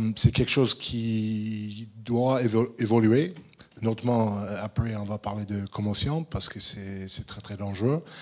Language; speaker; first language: French; non-native, fluent; English